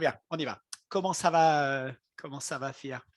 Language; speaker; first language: French; non-native, fluent; English